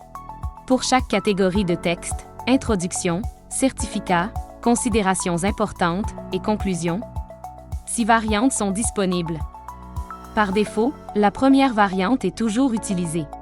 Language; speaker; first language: French; native; French